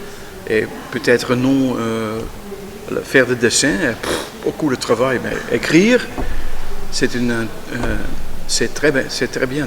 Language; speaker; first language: French; non-native, learner; Dutch